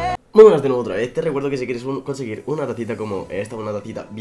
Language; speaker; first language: Spanish; native; Spanish